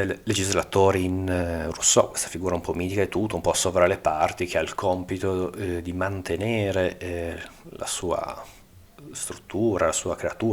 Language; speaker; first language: Italian; native; Italian